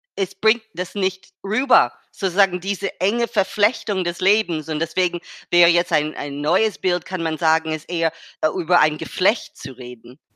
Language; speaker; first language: German; non-native, fluent; English